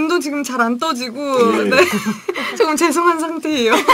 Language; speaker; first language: Korean; native; Korean